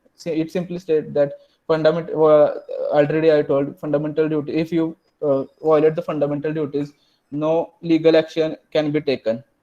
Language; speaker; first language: English; non-native, local second language; Marathi